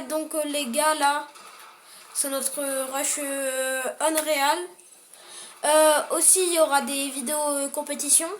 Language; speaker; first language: French; native; French